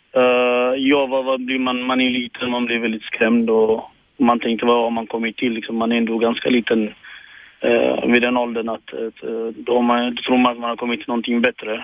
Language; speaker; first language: Swedish; early bilingual, other home language; Tigrinya